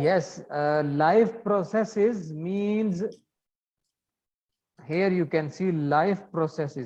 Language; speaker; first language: English; non-native, learner; Arabic